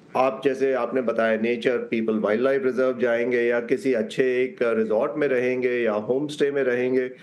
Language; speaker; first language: Hindi; native; Hindi